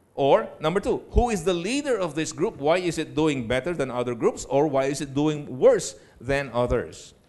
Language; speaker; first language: English; non-native, local second language; Filipino